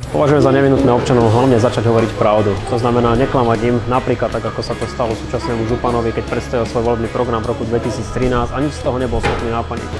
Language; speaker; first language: Slovak; native; Slovak